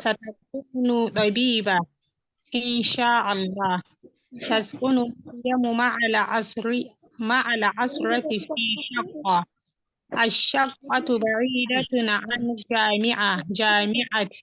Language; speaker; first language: Arabic; non-native, learner; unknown